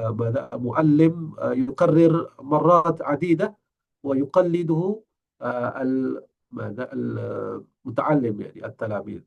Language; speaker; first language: Arabic; non-native, fluent; Indonesian